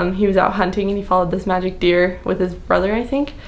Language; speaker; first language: English; native; English